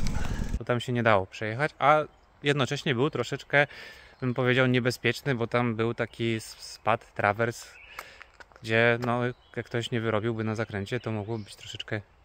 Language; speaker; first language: Polish; native; Polish